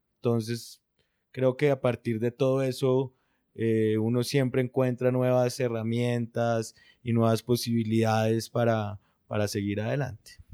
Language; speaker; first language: Spanish; native; Spanish